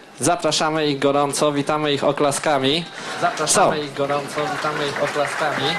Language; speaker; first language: Polish; native; Polish